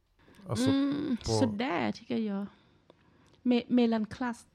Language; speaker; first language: Swedish; non-native, learner; Thai